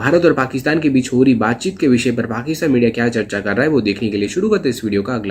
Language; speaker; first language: Hindi; native; Hindi